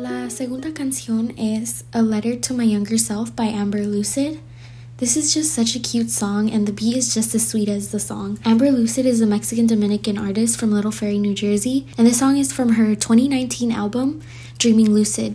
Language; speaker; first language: English; early bilingual, other home language; Spanish